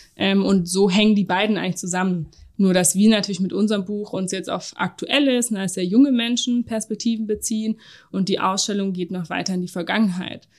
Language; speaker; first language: German; native; German